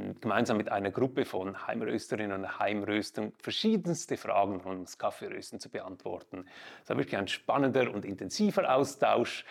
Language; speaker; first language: German; native; German